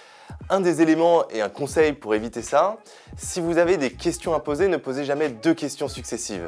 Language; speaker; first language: French; native; French